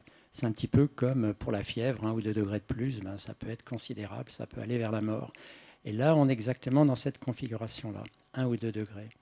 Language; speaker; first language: French; native; French